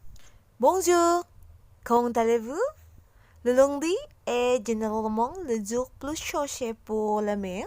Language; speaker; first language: French; non-native, learner; Indonesian